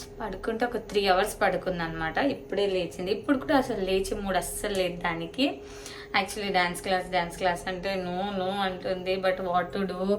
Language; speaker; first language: Telugu; non-native, local second language; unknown